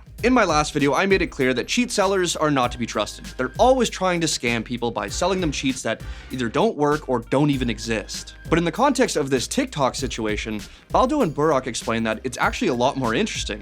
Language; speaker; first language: English; native; English